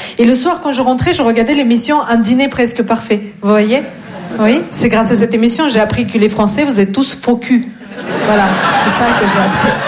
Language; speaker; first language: French; non-native, fluent; Russian